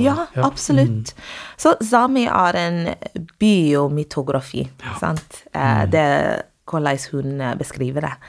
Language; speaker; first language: Norwegian; non-native, fluent; English